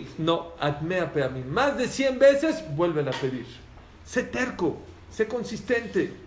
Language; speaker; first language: Spanish; native; Spanish